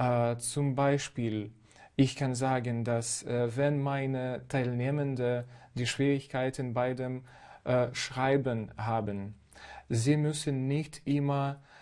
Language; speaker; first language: German; non-native, fluent; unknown